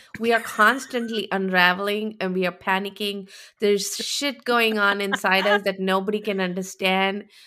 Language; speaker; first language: English; native; English